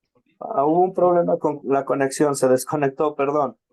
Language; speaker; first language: Spanish; native; Spanish